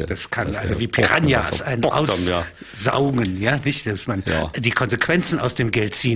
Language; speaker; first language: German; native; German